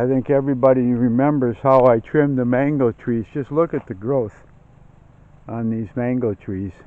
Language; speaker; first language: English; native; English